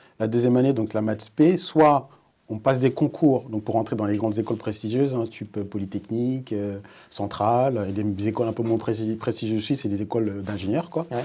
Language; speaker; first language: French; early bilingual, other home language; Wolof